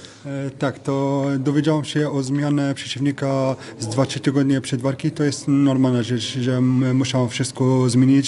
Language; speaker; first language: Polish; non-native, fluent; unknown